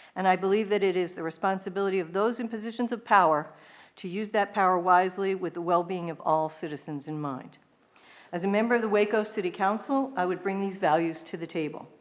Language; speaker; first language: English; native; English